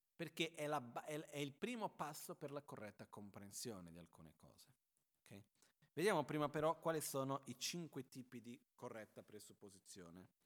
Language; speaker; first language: Italian; non-native, fluent; Portuguese